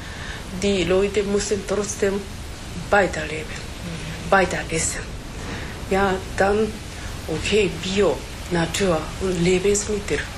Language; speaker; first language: German; non-native, fluent; Japanese